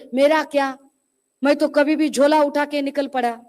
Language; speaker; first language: Hindi; non-native, local second language; Marathi